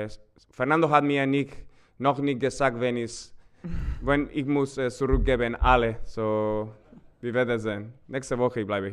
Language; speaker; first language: German; non-native, learner; Spanish